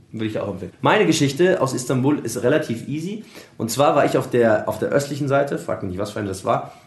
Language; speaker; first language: German; early bilingual, other home language; Arabic